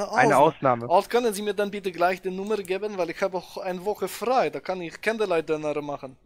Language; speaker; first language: German; native; German